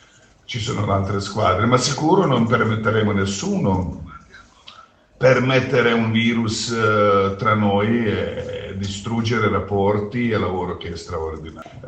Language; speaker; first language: Italian; non-native, fluent; Croatian